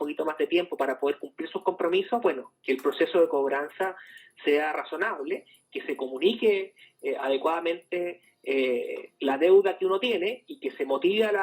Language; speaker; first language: Spanish; native; Spanish